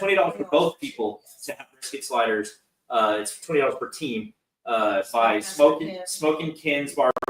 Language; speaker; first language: English; native; English